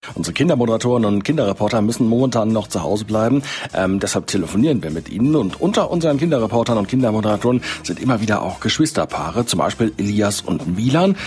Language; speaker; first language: German; native; German